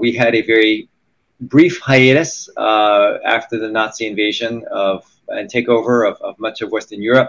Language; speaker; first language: English; native; English